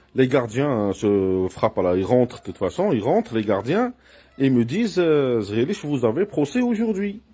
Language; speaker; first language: French; non-native, local second language; Arabic